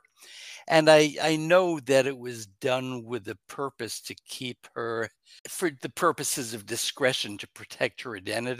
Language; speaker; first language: English; native; English